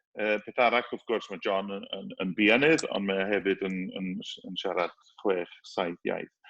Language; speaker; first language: Welsh; native; Welsh